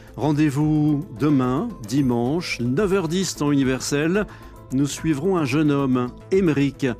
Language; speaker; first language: French; native; French